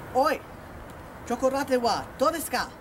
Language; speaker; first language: Japanese; non-native, learner; English